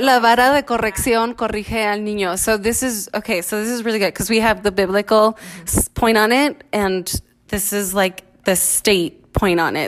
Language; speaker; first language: English; early bilingual, other home language; Spanish